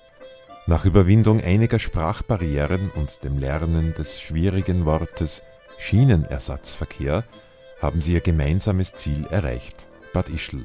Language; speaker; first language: German; native; German